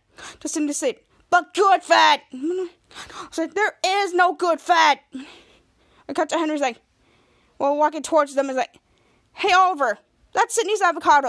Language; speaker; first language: English; native; English